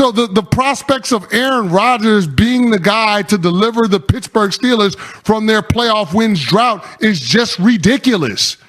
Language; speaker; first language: English; native; English